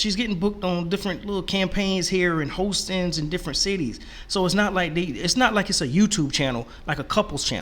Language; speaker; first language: English; native; English